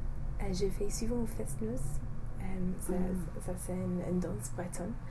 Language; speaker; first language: French; non-native, fluent; English